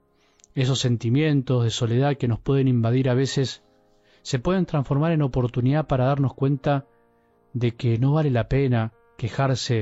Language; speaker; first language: Spanish; native; Spanish